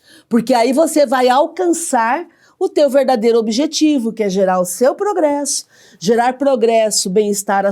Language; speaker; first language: Portuguese; native; Portuguese